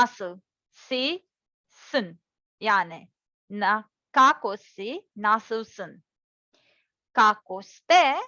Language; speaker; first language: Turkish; non-native, learner; Serbian